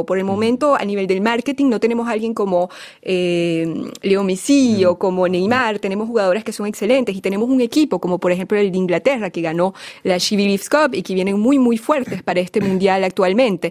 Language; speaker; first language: Spanish; native; Spanish